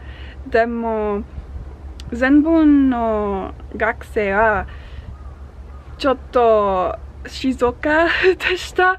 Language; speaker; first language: Japanese; non-native, learner; English